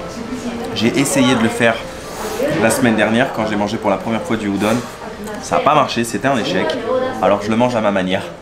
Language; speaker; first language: French; native; French